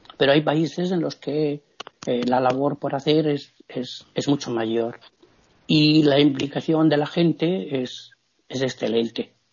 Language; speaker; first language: Spanish; native; Spanish